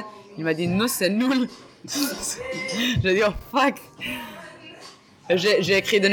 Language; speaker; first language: French; non-native, learner; Hebrew